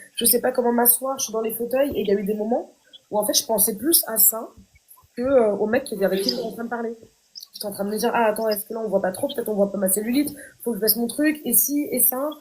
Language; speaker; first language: French; native; French